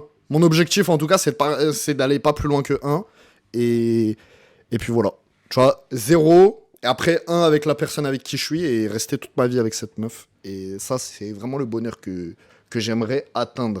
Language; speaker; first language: French; native; French